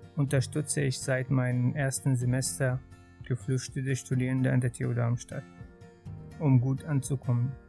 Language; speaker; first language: German; non-native, fluent; Arabic